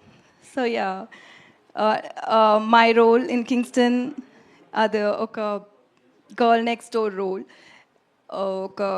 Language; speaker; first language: Telugu; non-native, learner; Tamil